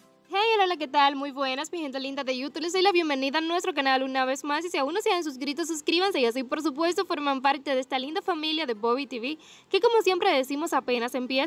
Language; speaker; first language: Spanish; native; Spanish